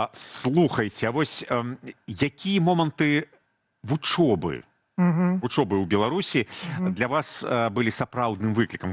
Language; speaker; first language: Belarusian; native; Belarusian